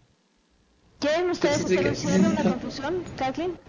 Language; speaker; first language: Spanish; native; Spanish